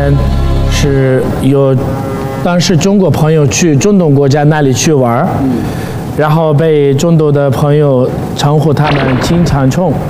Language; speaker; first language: Chinese; non-native, fluent; Arabic